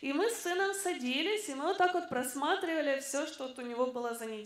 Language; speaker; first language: Russian; native; Russian